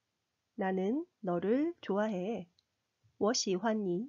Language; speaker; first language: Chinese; non-native, fluent; Korean